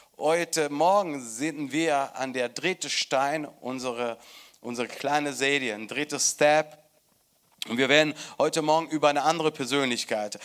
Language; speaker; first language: German; non-native, fluent; Italian